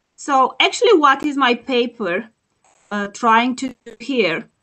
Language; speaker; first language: English; non-native, fluent; Romanian